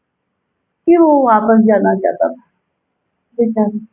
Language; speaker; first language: Hindi; early bilingual, heritage; Hindi